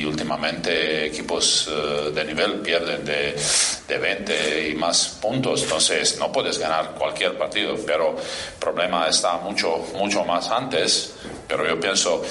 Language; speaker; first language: Spanish; non-native, fluent; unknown